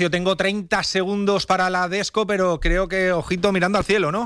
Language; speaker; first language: Spanish; native; Spanish